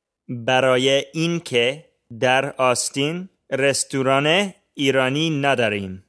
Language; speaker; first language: Persian; non-native, learner; English